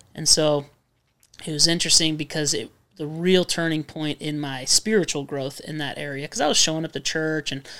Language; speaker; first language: English; native; English